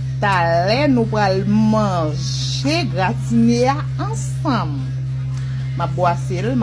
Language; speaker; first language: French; non-native, learner; Haitian Creole